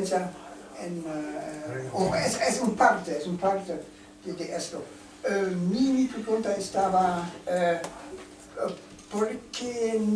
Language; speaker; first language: Spanish; non-native, learner; German